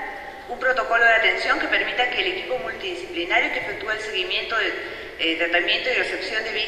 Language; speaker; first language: Spanish; native; Spanish